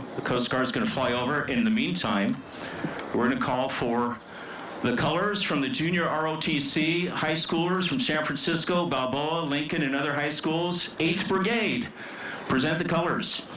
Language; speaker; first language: English; native; English